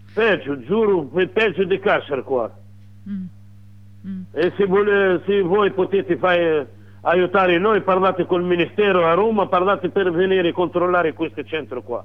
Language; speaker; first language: Italian; non-native, learner; Arabic